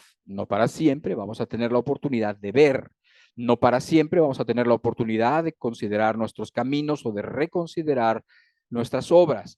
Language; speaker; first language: Spanish; native; Spanish